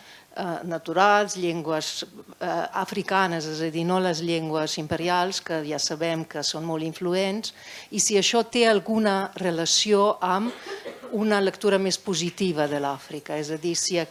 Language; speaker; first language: Catalan; non-native, fluent; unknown